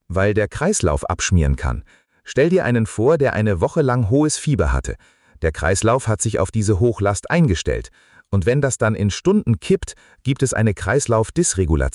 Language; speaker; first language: German; native; German